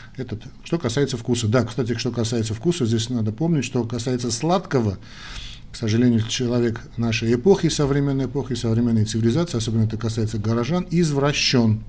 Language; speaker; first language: Russian; non-native, local second language; Armenian